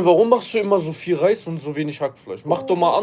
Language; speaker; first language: German; early bilingual, other home language; Kurdish